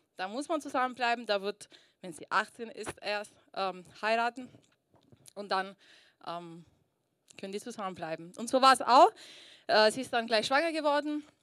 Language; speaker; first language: German; early bilingual, other home language; Italian